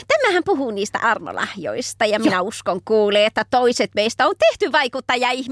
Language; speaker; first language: Finnish; native; Finnish